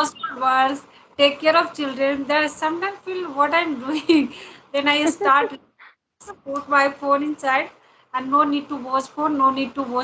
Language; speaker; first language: English; non-native, learner; Hindi